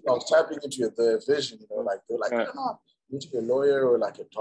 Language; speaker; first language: English; non-native, local second language; Shona